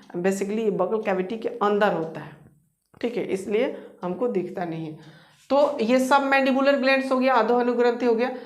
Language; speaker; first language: Hindi; native; Hindi